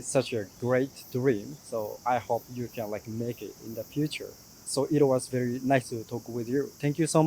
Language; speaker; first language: English; non-native, fluent; Japanese